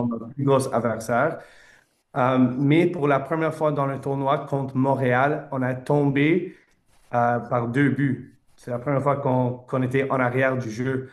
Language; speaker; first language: French; non-native, fluent; English